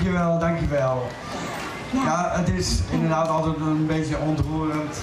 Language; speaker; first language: Dutch; native; Dutch